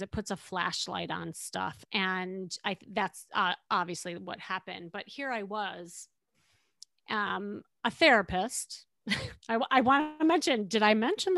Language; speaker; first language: English; native; English